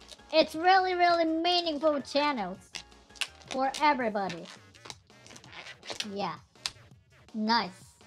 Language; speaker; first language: English; non-native, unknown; Japanese